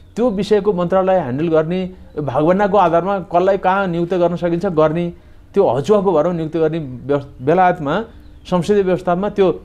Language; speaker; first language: Nepali; native; Nepali